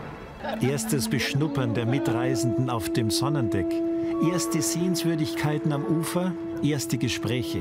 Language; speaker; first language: German; native; German